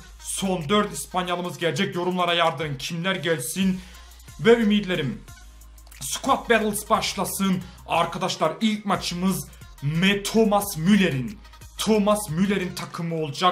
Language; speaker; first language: Turkish; native; Turkish